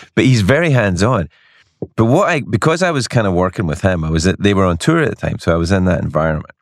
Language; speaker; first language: English; native; English